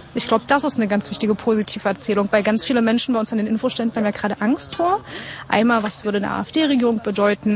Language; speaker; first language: German; native; German